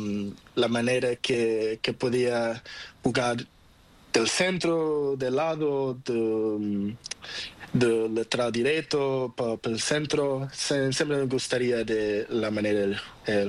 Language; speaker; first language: Spanish; non-native, learner; Portuguese